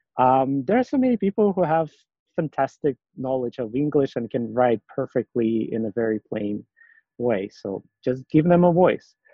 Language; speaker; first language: English; non-native, fluent; Russian